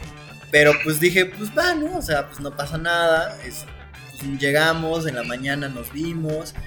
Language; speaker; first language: Spanish; native; Spanish